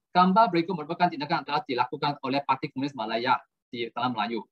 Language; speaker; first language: Malay; non-native, local second language; Chinese